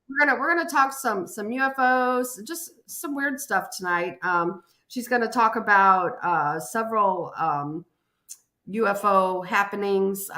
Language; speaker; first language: English; native; English